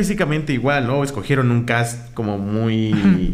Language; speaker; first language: Spanish; native; Spanish